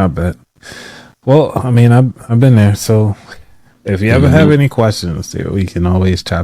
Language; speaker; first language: English; native; English